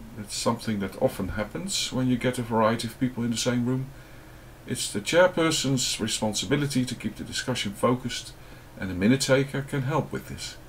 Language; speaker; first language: English; non-native, fluent; Dutch